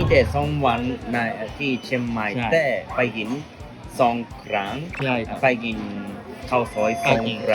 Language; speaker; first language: Thai; non-native, learner; Japanese